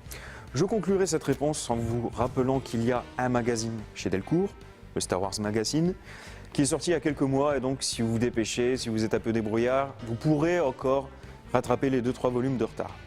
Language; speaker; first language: French; native; French